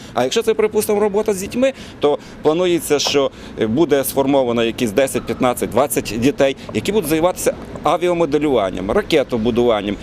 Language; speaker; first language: Ukrainian; native; Ukrainian